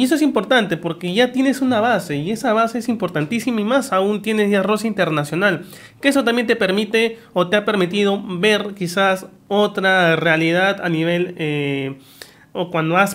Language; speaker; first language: Spanish; native; Spanish